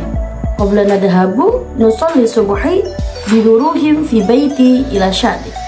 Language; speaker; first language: Arabic; non-native, learner; Indonesian